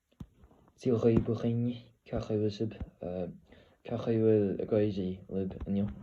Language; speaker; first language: Irish; non-native, learner; English